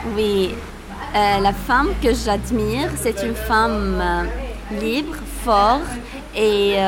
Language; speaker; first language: French; non-native, local second language; Arabic